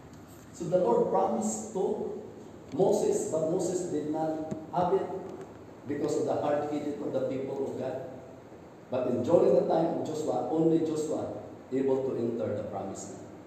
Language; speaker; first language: English; non-native, local second language; Cebuano